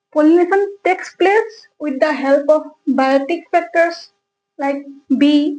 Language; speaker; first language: English; non-native, local second language; Assamese